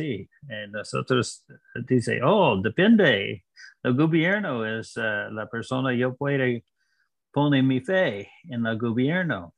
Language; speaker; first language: Spanish; non-native, learner; English